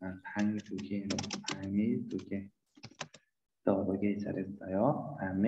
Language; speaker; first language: Vietnamese; native; Vietnamese